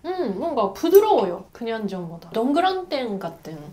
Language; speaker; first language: Korean; non-native, fluent; Japanese